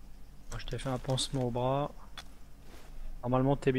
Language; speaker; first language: French; native; French